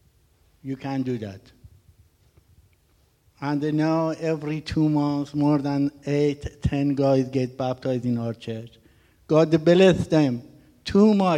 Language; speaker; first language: English; non-native, learner; Persian